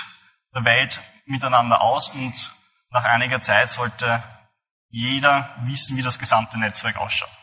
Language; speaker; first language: German; native; German